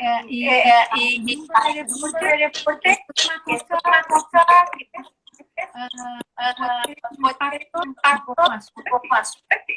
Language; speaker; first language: Spanish; non-native, learner; Portuguese